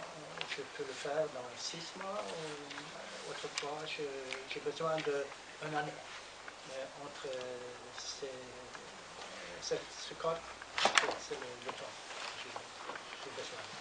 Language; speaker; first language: French; non-native, learner; Norwegian